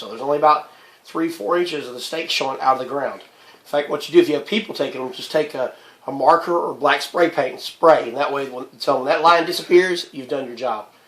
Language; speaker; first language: English; native; English